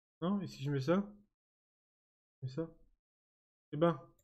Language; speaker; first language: French; native; French